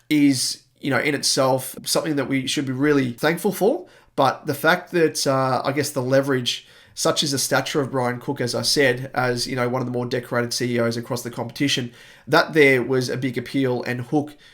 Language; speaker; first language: English; native; English